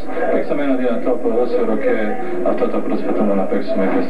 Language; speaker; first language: Greek; non-native, fluent; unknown